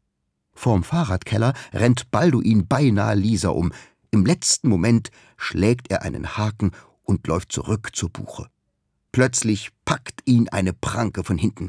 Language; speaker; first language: German; native; German